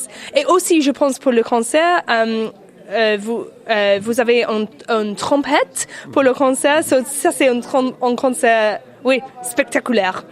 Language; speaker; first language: French; non-native, learner; English